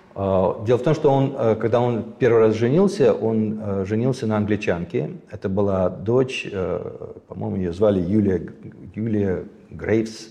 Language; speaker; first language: Russian; native; Russian